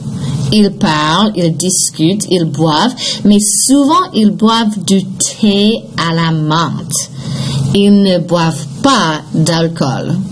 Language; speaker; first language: French; non-native, fluent; English